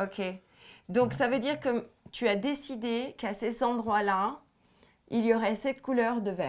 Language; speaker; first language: French; native; French